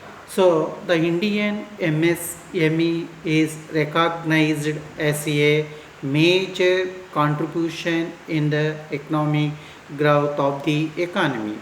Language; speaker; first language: English; non-native, local second language; Kannada